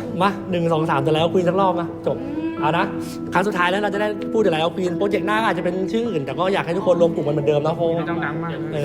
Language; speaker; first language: Thai; native; Thai